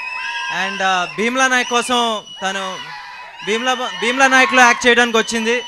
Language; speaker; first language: Telugu; native; Telugu